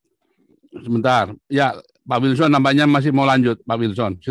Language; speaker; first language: Indonesian; native; Indonesian